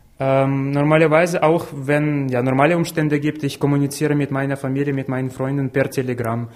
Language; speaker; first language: German; non-native, fluent; Ukrainian